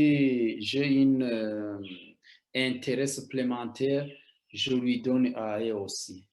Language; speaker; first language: French; non-native, local second language; Rundi